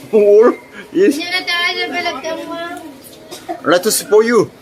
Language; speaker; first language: English; non-native, learner; Korean